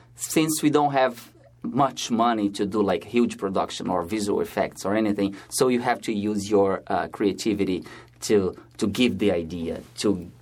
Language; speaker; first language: English; non-native, fluent; Portuguese